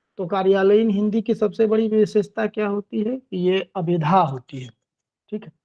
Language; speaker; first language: Hindi; native; Hindi